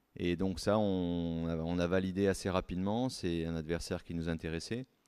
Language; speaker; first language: French; native; French